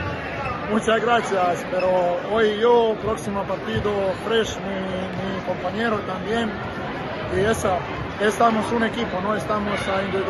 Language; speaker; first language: Spanish; non-native, learner; Croatian